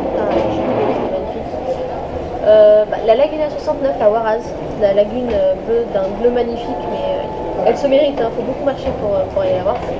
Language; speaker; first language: French; native; French